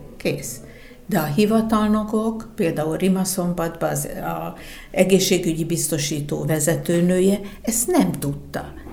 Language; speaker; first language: Hungarian; native; Hungarian